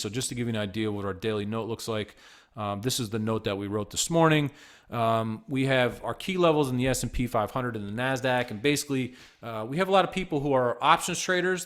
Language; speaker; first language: English; native; English